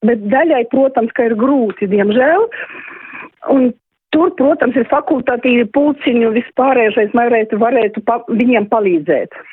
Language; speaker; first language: Latvian; non-native, local second language; Russian